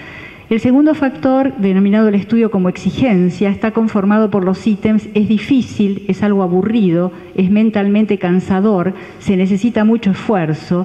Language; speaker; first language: Spanish; native; Spanish